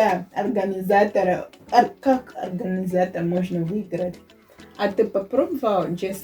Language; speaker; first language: Russian; non-native, fluent; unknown